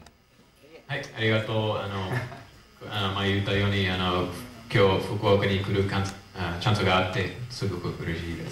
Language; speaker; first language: Japanese; non-native, fluent; English